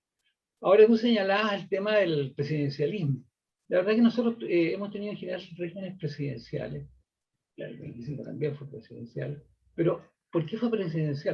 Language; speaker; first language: Spanish; native; Spanish